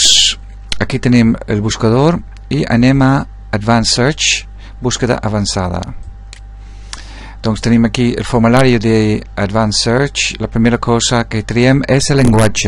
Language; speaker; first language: Catalan; non-native, local second language; Spanish